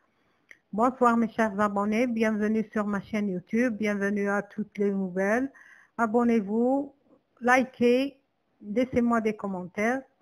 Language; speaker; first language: French; non-native, local second language; Arabic